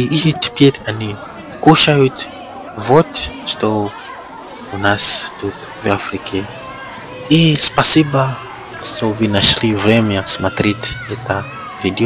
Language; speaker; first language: Russian; non-native, learner; Bemba